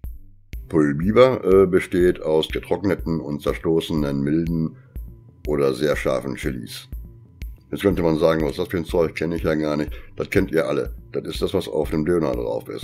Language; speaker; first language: German; native; German